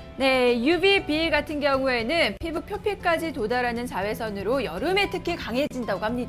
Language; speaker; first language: Korean; native; Korean